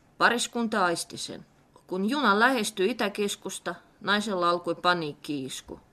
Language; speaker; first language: Finnish; non-native, fluent; Russian